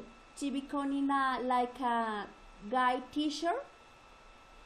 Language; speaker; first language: English; non-native, learner; Spanish